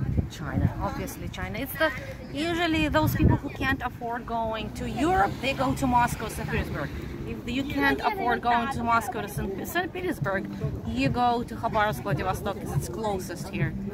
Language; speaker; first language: English; non-native, fluent; Russian